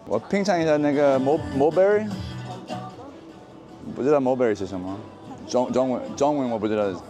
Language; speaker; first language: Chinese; non-native, fluent; English